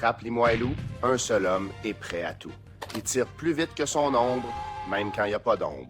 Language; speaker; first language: French; native; French